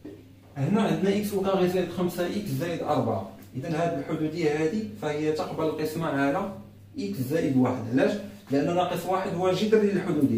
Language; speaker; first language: Arabic; native; Arabic